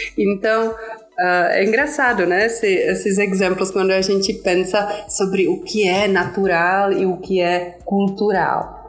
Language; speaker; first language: Portuguese; non-native, fluent; Czech